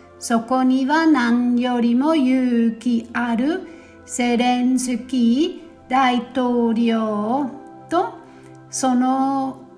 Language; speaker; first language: Japanese; non-native, fluent; German